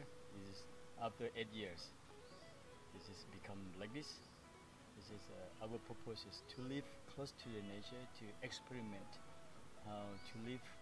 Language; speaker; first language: English; non-native, fluent; Thai